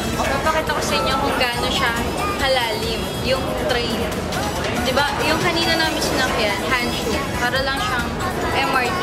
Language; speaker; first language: Filipino; native; Filipino